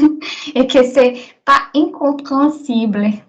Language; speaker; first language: French; non-native, learner; Portuguese